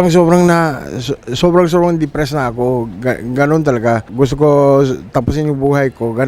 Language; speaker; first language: Filipino; non-native, learner; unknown